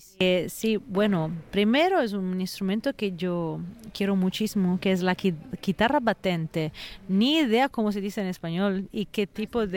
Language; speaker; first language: Spanish; non-native, fluent; Italian